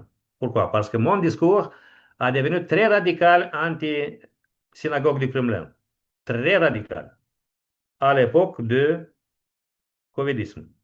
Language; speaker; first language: French; non-native, fluent; Romanian